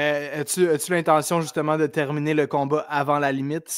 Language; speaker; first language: French; native; French